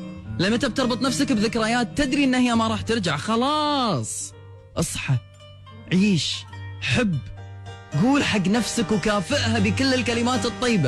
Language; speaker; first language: Arabic; native; Arabic